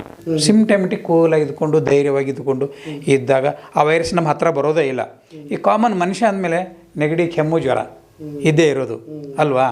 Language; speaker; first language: Kannada; native; Kannada